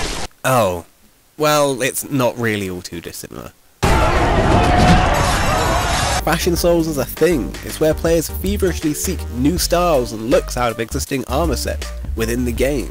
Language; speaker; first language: English; native; English